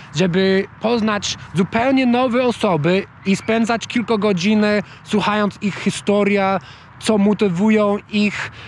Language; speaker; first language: Polish; non-native, fluent; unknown